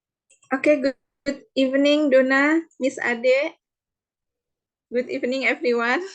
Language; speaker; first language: English; non-native, fluent; Indonesian